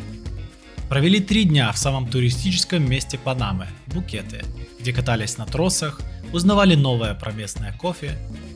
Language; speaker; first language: Russian; native; Russian